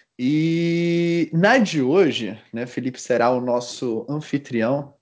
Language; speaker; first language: Portuguese; native; Portuguese